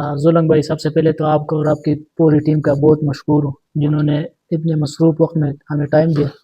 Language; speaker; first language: Urdu; non-native, local second language; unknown